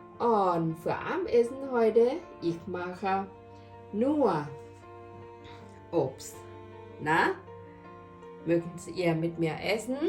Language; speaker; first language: German; non-native, learner; Thai